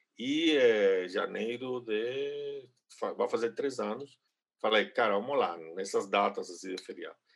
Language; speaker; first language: Portuguese; non-native, fluent; Spanish